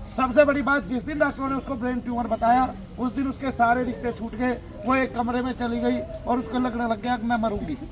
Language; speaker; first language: Hindi; native; Hindi